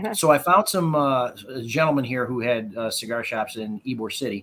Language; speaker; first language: English; native; English